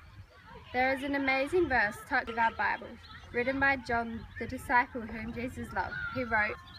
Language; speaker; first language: English; native; English